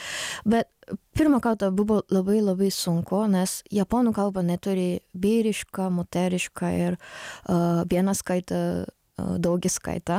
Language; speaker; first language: Lithuanian; non-native, learner; Japanese